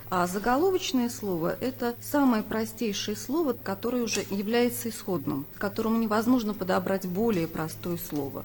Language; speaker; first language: Russian; native; Russian